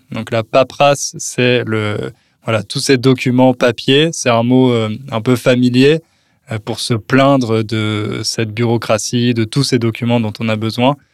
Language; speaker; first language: French; native; French